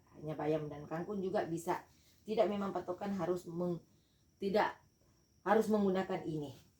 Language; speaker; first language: Indonesian; native; Indonesian